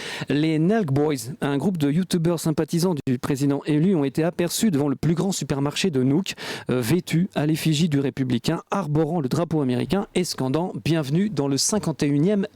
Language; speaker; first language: French; native; French